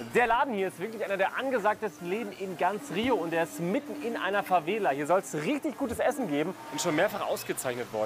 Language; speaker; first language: German; native; German